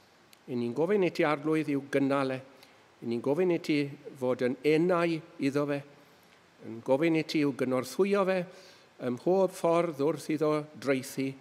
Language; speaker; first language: Welsh; native; Welsh